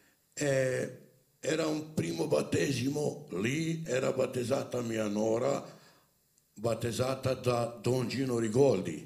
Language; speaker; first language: Italian; non-native, fluent; Romany